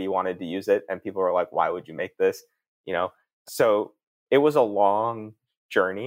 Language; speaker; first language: English; native; English